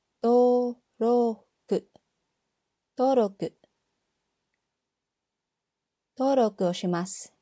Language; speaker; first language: Japanese; non-native, fluent; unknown